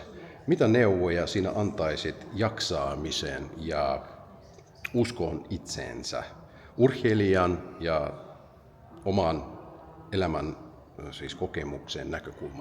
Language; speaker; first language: Finnish; non-native, fluent; Russian